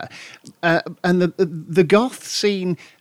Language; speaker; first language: English; native; English